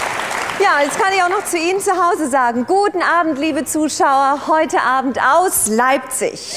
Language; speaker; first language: German; native; German